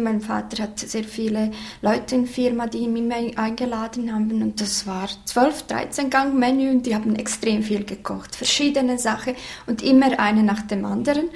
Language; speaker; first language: German; non-native, fluent; Bosnian